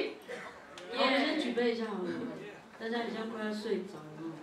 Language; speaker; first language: Chinese; native; Chinese